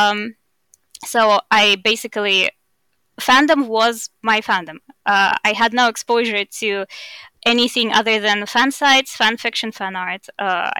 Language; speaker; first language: English; non-native, fluent; Russian